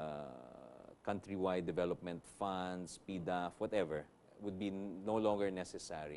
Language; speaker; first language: English; non-native, local second language; Filipino